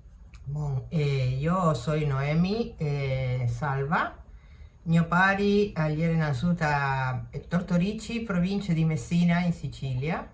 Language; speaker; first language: Italian; early bilingual, heritage; Italian